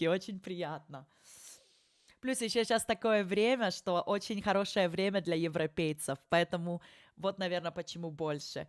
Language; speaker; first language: Russian; early bilingual, heritage; Russian